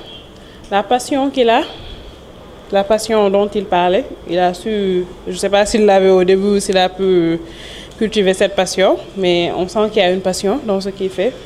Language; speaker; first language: French; non-native, local second language; Wolof